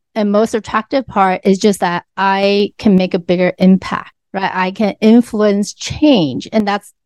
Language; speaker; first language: English; early bilingual, other home language; Chinese